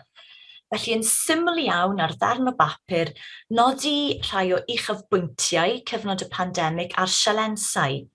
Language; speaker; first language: Welsh; native; Welsh